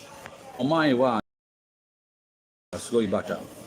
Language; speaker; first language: Japanese; non-native, learner; English